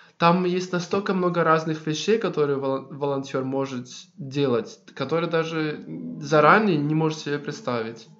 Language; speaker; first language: Russian; non-native, fluent; Greek